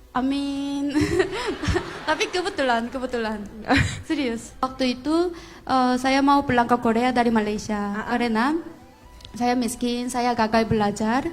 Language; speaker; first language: Indonesian; non-native, fluent; Korean